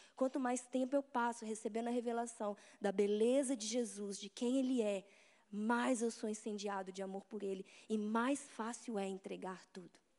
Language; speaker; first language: Portuguese; native; Portuguese